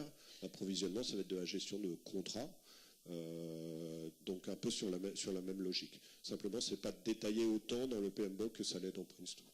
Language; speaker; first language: French; native; French